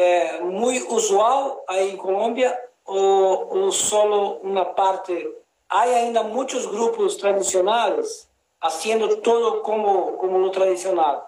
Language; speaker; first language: Spanish; non-native, learner; Portuguese